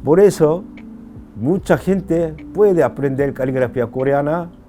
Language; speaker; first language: Spanish; non-native, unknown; Korean